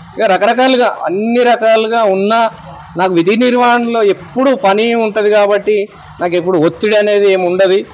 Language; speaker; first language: Telugu; non-native, local second language; Kannada